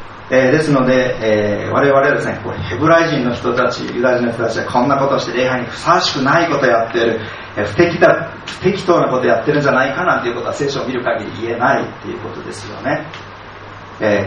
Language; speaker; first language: Japanese; native; Japanese